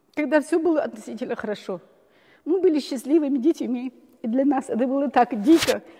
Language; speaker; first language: Russian; non-native, local second language; Chechen